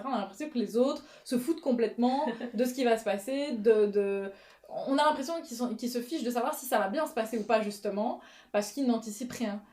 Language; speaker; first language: French; native; French